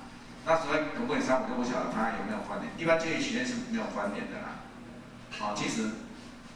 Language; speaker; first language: Chinese; native; Chinese